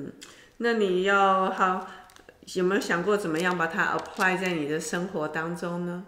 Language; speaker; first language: Chinese; native; Chinese